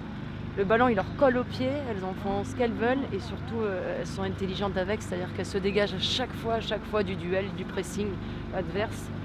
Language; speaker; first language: French; native; French